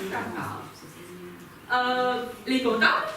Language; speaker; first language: French; non-native, fluent; Ukrainian